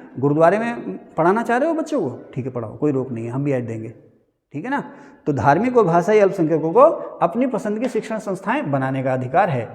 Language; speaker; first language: Hindi; native; Hindi